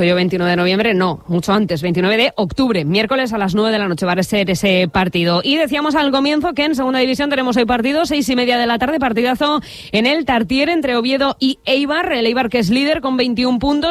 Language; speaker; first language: Spanish; native; Spanish